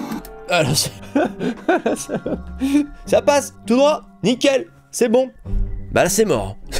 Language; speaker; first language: French; native; French